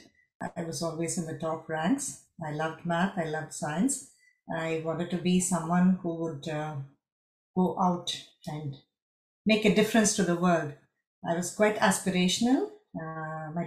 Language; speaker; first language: English; non-native, local second language; Tamil